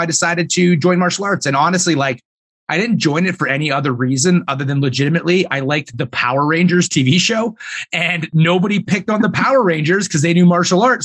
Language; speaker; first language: English; native; English